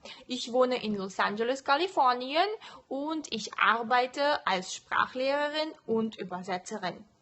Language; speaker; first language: German; non-native, fluent; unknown